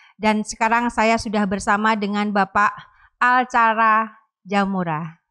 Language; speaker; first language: Indonesian; native; Indonesian